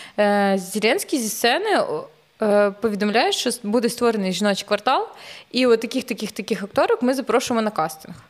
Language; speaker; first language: Ukrainian; non-native, local second language; Russian